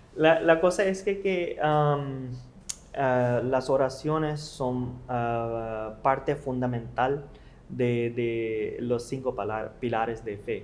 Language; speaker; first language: Spanish; non-native, learner; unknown